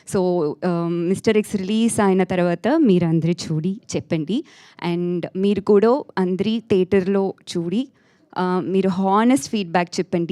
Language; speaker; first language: Telugu; non-native, fluent; Tamil